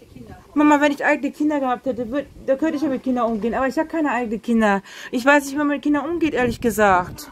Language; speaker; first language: German; native; German